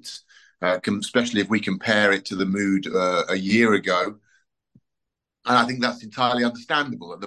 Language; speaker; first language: English; native; English